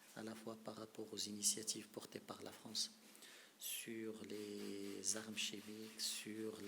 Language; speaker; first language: French; non-native, local second language; Arabic